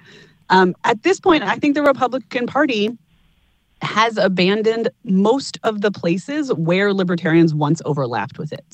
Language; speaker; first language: English; native; English